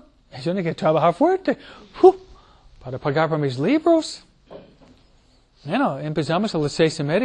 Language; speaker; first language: Spanish; non-native, fluent; English